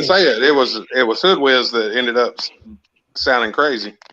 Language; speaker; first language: English; native; English